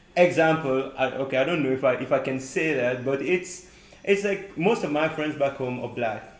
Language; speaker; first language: English; non-native, fluent; Morisyen